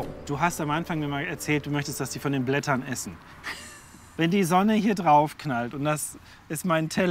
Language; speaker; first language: German; native; German